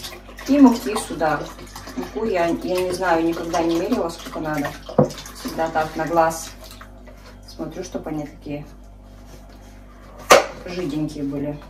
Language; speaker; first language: Russian; native; Russian